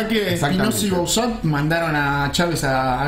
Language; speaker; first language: Spanish; native; Spanish